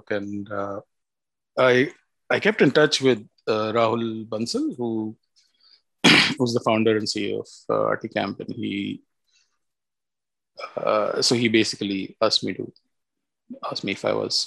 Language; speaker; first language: English; non-native, local second language; Marathi